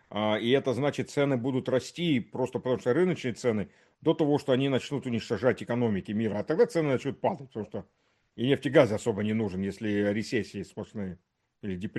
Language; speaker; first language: Russian; early bilingual, heritage; Russian